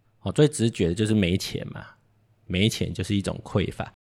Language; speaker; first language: Chinese; native; Chinese